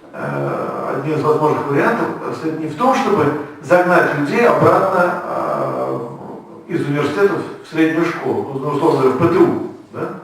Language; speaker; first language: Russian; native; Russian